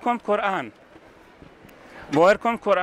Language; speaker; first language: German; non-native, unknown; Persian